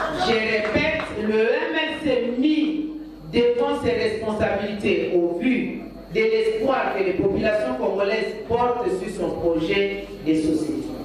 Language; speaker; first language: French; non-native, local second language; Lingala